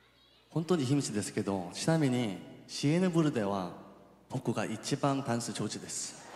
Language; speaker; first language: Japanese; non-native, fluent; Korean